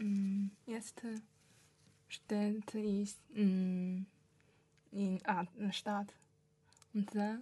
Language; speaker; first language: German; non-native, learner; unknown